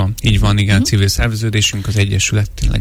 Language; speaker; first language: Hungarian; native; Hungarian